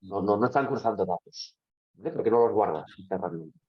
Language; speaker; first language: Spanish; non-native, local second language; Catalan